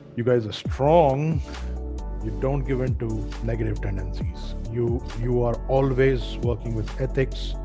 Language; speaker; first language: English; non-native, local second language; Hindi